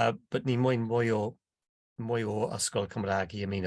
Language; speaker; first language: Welsh; non-native, local second language; English